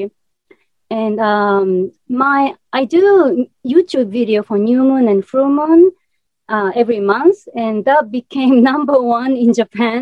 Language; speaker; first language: English; non-native, fluent; Japanese